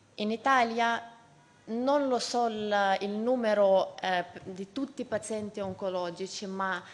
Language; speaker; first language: Italian; non-native, fluent; Ukrainian